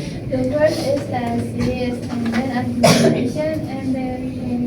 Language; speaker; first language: English; non-native, learner; Indonesian